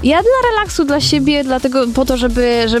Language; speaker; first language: Polish; native; Polish